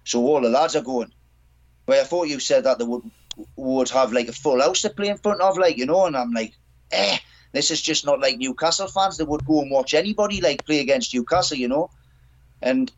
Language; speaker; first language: English; native; English